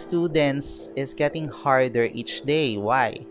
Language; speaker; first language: English; non-native, local second language; Filipino